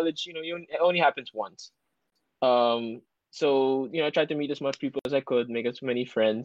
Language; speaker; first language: English; native; English